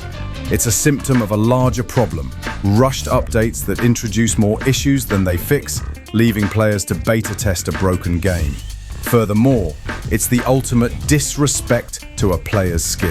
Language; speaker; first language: English; native; English